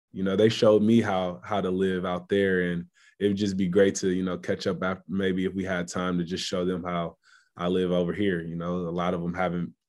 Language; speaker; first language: English; native; English